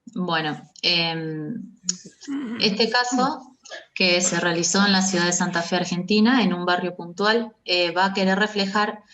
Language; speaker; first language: Spanish; native; Spanish